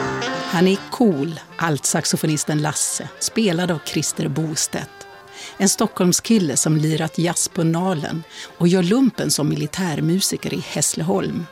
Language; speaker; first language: Swedish; native; Swedish